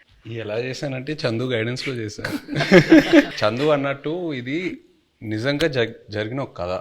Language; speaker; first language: Telugu; native; Telugu